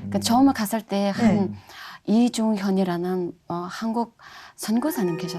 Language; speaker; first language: Korean; non-native, fluent; Mongolian